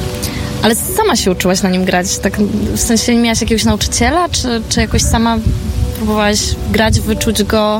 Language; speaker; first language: Polish; native; Polish